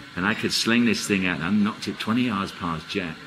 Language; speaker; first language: English; native; English